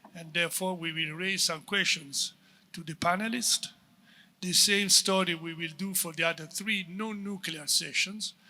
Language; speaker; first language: English; non-native, fluent; Italian